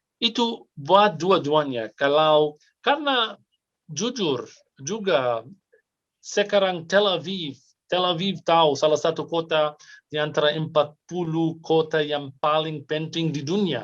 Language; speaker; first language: Indonesian; non-native, fluent; Arabic